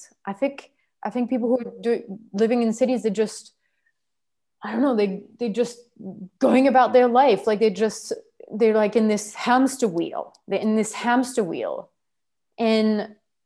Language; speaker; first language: English; non-native, fluent; French